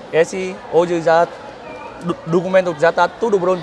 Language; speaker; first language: Portuguese; non-native, learner; Vietnamese